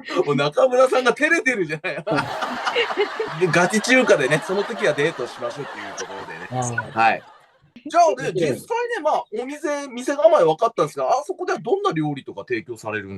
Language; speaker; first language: Japanese; native; Japanese